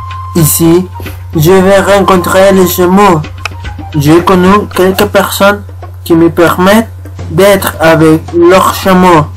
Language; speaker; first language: French; non-native, learner; Spanish